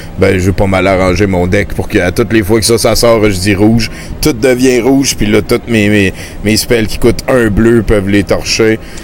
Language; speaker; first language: French; native; French